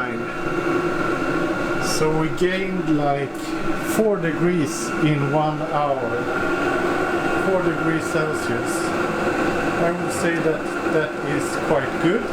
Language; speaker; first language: English; non-native, fluent; Swedish